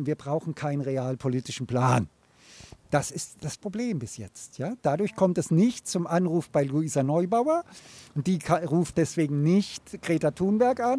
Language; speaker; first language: German; native; German